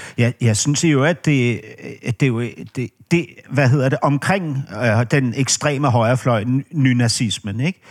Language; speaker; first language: Danish; native; Danish